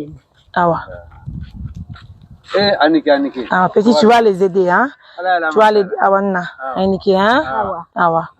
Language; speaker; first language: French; non-native, local second language; Mandingo